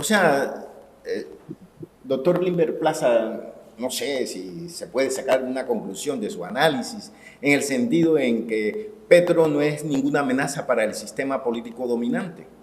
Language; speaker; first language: Spanish; native; Spanish